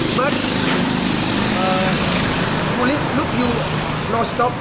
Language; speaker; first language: English; non-native, learner; Vietnamese